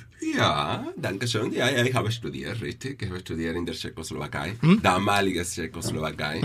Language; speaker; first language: German; non-native, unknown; Spanish